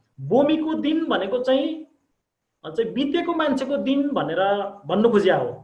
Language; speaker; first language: Nepali; non-native, local second language; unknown